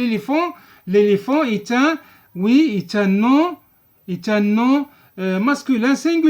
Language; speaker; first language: French; non-native, local second language; Arabic